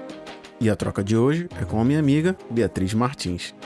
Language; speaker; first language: Portuguese; native; Portuguese